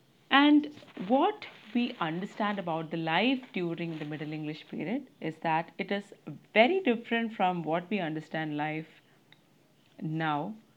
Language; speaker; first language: English; non-native, local second language; Malayalam